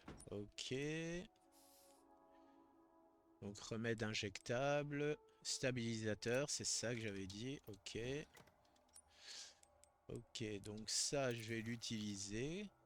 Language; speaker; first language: French; native; French